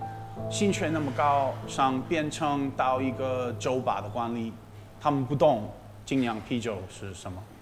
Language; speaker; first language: Chinese; non-native, fluent; English